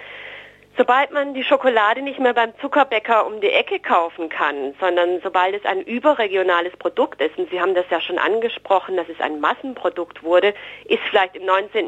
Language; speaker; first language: German; native; German